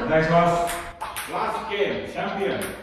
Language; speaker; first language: Japanese; non-native, learner; Thai